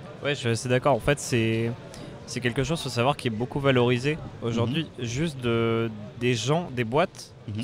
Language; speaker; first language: French; native; French